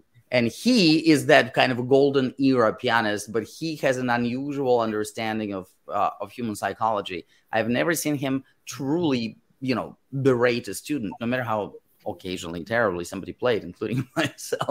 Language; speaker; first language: English; non-native, fluent; Russian